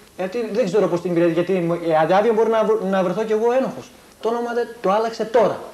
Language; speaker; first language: Greek; early bilingual, heritage; Greek